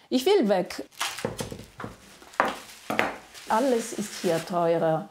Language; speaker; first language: German; non-native, fluent; Italian